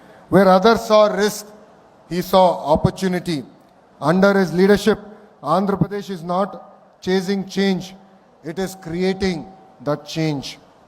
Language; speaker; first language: English; non-native, local second language; Telugu